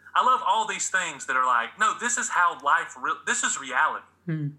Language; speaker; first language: English; native; English